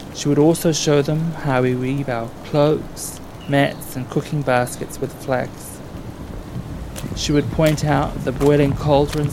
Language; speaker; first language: English; native; English